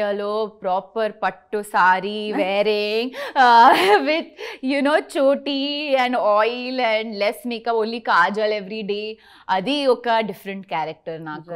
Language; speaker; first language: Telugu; non-native, learner; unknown